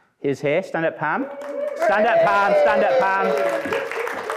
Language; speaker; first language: English; native; English